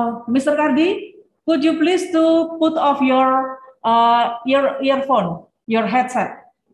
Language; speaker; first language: English; non-native, fluent; Indonesian